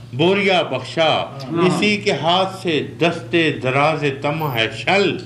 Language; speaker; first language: Urdu; native; Urdu